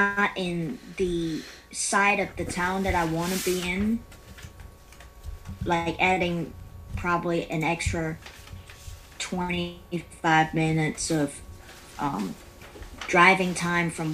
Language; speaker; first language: English; non-native, local second language; Cantonese